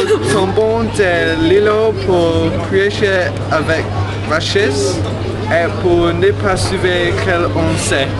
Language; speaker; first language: French; non-native, learner; English